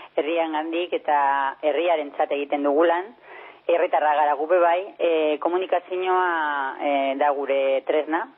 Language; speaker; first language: Basque; non-native, local second language; Spanish